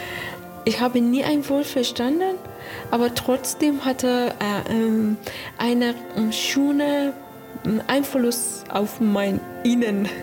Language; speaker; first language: German; non-native, learner; Persian